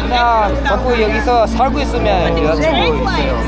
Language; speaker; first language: Korean; non-native, learner; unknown